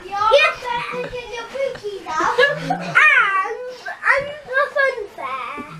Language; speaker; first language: English; native; English